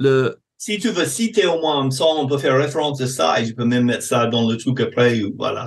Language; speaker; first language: French; non-native, fluent; English